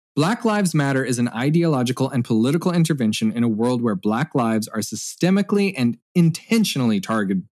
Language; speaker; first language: English; native; English